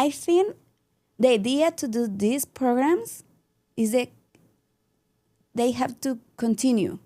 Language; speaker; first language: English; non-native, learner; Spanish